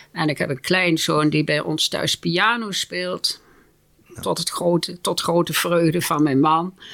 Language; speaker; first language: Dutch; native; Dutch